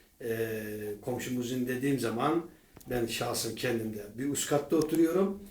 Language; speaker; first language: Turkish; native; Turkish